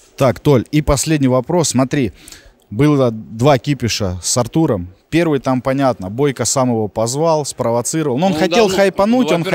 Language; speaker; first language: Russian; native; Russian